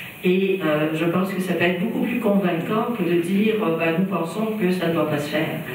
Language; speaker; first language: French; native; French